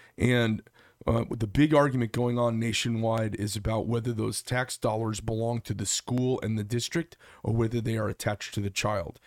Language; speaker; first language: English; native; English